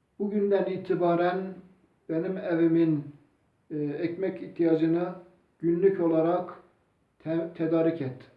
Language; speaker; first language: Turkish; non-native, local second language; Zaza